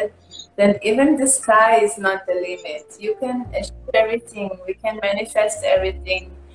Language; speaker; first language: English; non-native, learner; Hebrew